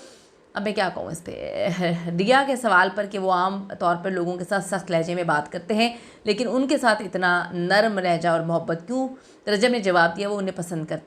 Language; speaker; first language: Urdu; native; Urdu